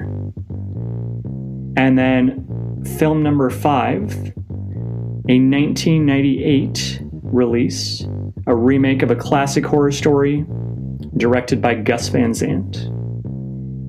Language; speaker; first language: English; native; English